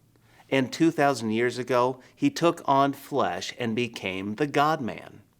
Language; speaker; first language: English; native; English